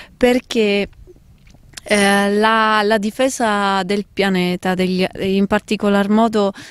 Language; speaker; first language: Italian; native; Italian